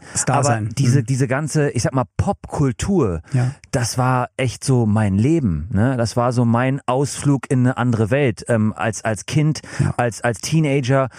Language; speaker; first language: German; non-native, fluent; English